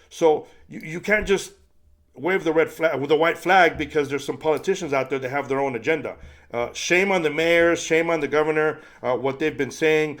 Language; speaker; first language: English; native; English